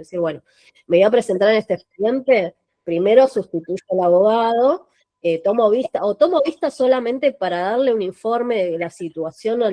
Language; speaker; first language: Spanish; native; Spanish